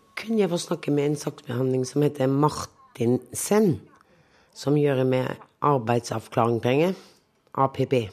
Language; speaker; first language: Norwegian; non-native, local second language; Romany